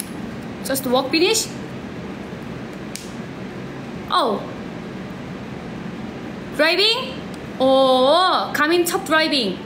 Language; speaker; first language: English; non-native, learner; Thai